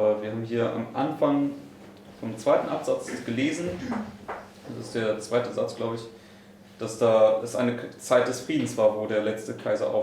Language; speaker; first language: German; native; German